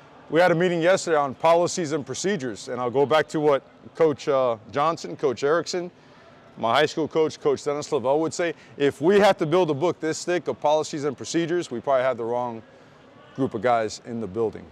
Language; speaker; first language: English; early bilingual, other home language; Spanish